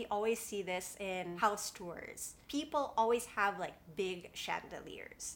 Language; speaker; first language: English; native; English